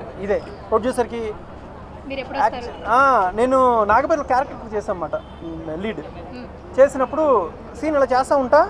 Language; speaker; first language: Telugu; native; Telugu